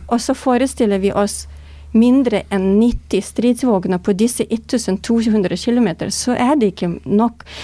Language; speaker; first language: Norwegian; non-native, fluent; Ukrainian